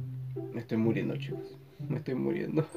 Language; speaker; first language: Spanish; native; Spanish